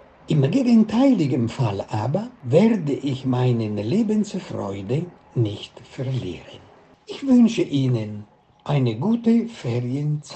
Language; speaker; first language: German; non-native, fluent; Italian